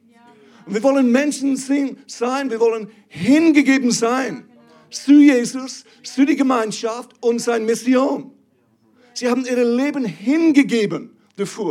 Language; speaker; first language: German; non-native, fluent; English